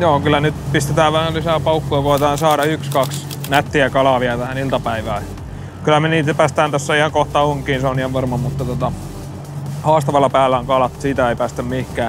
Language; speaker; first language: Finnish; native; Finnish